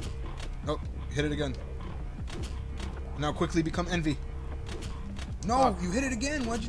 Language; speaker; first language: English; native; English